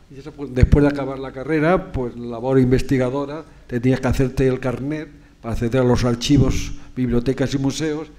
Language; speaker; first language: Spanish; native; Spanish